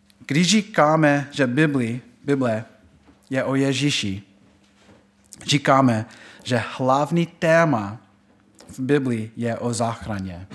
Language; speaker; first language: Czech; non-native, fluent; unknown